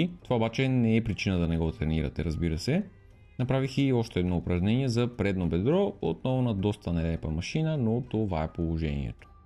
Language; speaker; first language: Bulgarian; native; Bulgarian